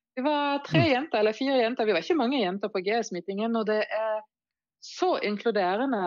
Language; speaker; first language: Norwegian; non-native, fluent; German